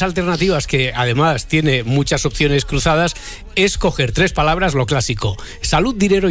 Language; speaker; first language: Spanish; native; Spanish